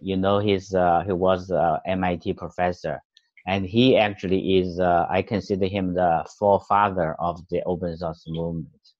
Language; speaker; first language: English; non-native, fluent; Chinese